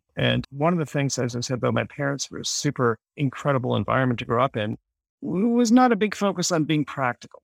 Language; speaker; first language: English; native; English